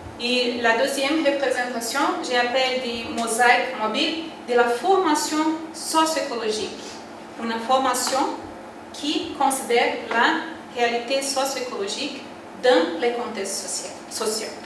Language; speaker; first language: French; non-native, learner; Portuguese